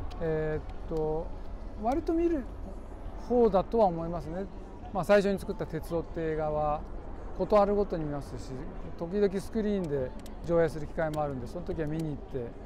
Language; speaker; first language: Japanese; native; Japanese